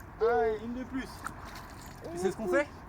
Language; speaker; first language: French; native; French